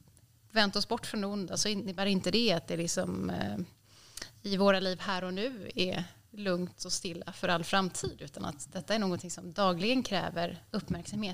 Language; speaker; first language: Swedish; native; Swedish